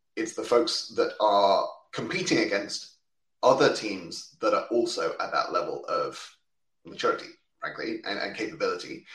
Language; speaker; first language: English; native; English